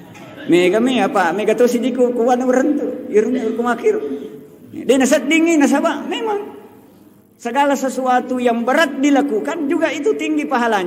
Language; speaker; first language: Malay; non-native, local second language; Buginese